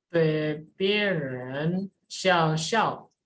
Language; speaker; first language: Chinese; non-native, fluent; Indonesian